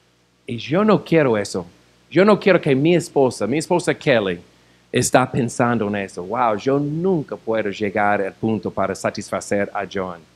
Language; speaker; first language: Spanish; non-native, fluent; English